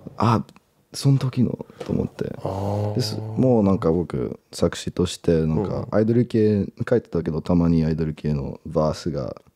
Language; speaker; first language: Japanese; early bilingual, heritage; English